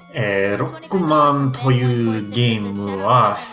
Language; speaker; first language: Japanese; non-native, learner; English